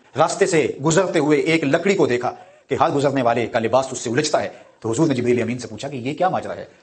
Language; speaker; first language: Urdu; non-native, local second language; Punjabi